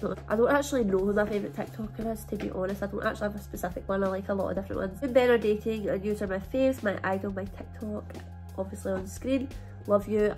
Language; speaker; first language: English; native; English